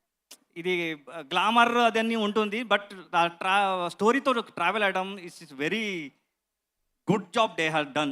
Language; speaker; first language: Telugu; non-native, learner; Kannada